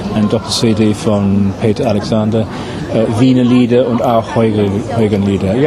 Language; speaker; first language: German; non-native, fluent; English